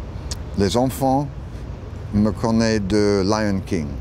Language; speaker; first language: French; non-native, learner; English